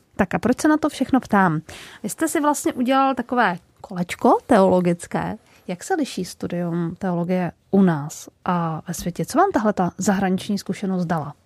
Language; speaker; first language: Czech; native; Czech